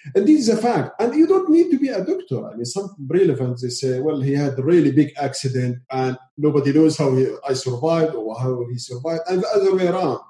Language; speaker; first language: English; non-native, learner; Arabic